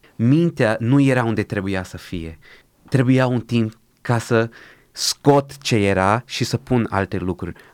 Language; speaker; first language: Romanian; early bilingual, other home language; Portuguese